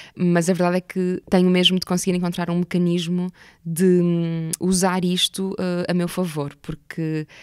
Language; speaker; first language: Portuguese; native; Portuguese